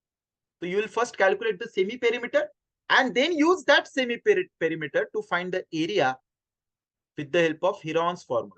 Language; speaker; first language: English; non-native, local second language; Hindi